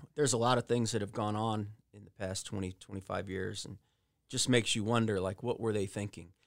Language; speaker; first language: English; early bilingual, other home language; Italian